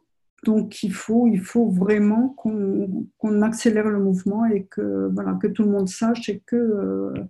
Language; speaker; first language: French; native; French